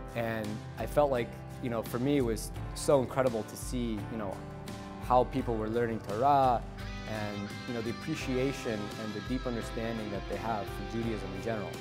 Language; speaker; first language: English; native; English